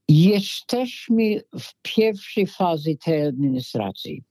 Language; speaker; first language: Polish; non-native, fluent; English